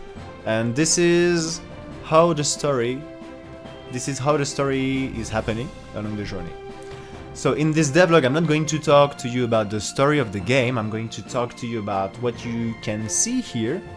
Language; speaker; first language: English; non-native, fluent; French